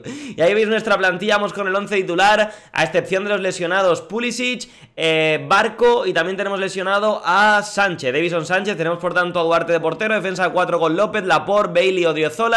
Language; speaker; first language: Spanish; native; Spanish